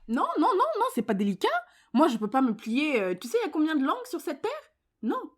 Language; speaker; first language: French; native; French